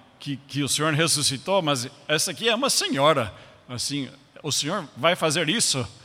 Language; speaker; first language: Portuguese; non-native, fluent; English